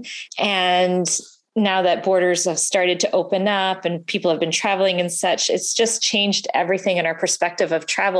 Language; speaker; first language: English; native; English